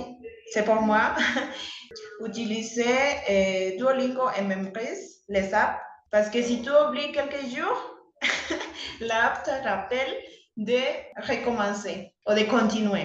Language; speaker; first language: French; non-native, learner; Spanish